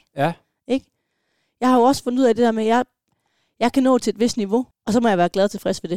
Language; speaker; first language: Danish; native; Danish